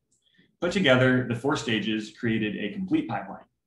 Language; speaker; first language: English; native; English